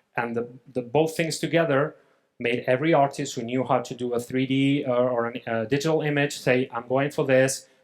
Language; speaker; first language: English; non-native, fluent; Catalan